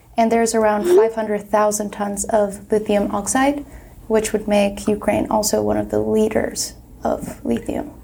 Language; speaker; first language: English; non-native, fluent; Turkish